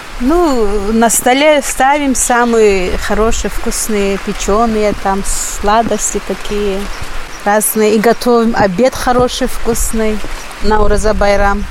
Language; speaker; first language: Russian; non-native, local second language; Lezghian